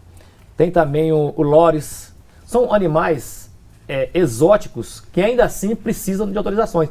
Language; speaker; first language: Portuguese; native; Portuguese